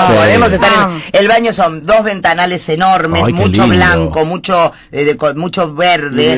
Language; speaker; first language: Spanish; native; Spanish